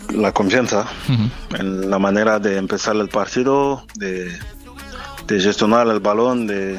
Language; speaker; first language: Spanish; non-native, fluent; French